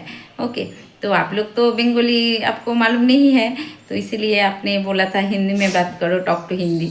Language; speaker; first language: Hindi; non-native, local second language; Bangla